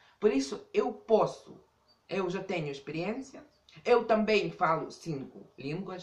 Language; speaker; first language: Portuguese; non-native, fluent; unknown